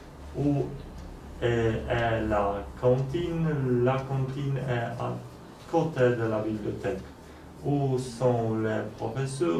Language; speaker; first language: French; non-native, learner; Polish